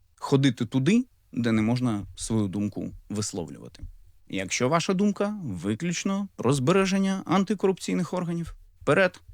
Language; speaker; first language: Ukrainian; non-native, local second language; Russian